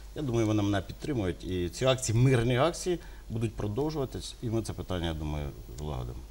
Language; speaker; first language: Ukrainian; native; Ukrainian